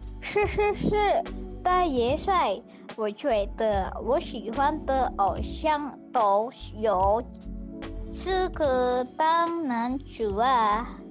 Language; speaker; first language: Chinese; non-native, learner; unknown